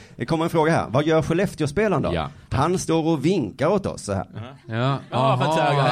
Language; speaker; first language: Swedish; native; Swedish